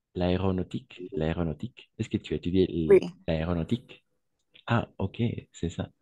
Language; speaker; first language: French; non-native, fluent; Spanish